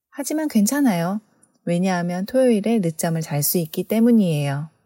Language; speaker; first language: Korean; native; Korean